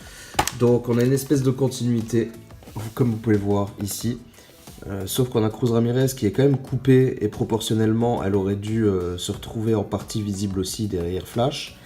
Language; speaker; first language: French; native; French